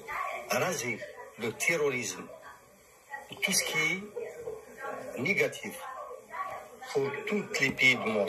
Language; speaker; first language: French; non-native, local second language; Arabic